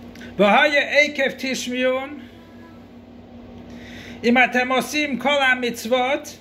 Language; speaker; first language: Hebrew; non-native, fluent; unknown